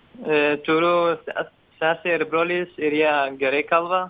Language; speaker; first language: Lithuanian; non-native, learner; Arabic